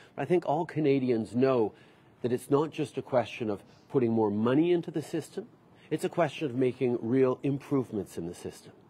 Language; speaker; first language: English; early bilingual, other home language; French